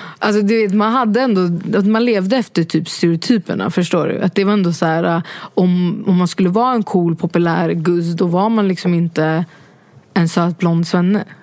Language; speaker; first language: Swedish; early bilingual, other home language; Kurdish